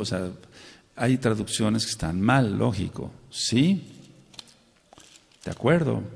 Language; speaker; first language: Spanish; native; Spanish